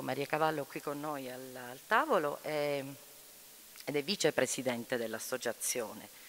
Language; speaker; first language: Italian; native; Italian